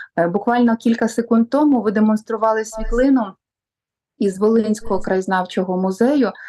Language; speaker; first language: Ukrainian; native; Ukrainian